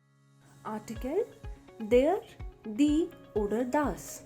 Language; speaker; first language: German; non-native, fluent; Hindi